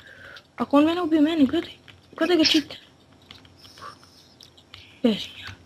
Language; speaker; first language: Bosnian; native; Bosnian